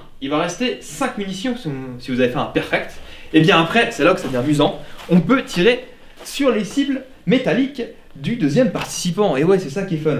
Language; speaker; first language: French; native; French